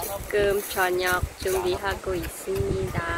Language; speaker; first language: Korean; non-native, local second language; Khmer